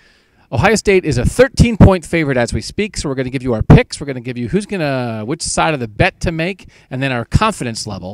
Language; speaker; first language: English; native; English